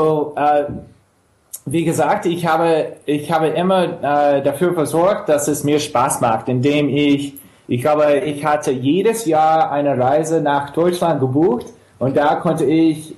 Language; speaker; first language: German; non-native, fluent; English